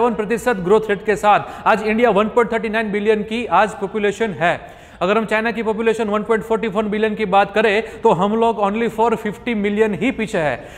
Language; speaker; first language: Hindi; non-native, local second language; Gujarati